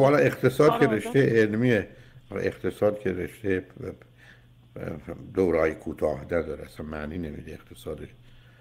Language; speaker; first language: Persian; native; Persian